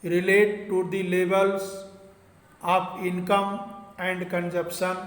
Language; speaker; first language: English; non-native, local second language; Hindi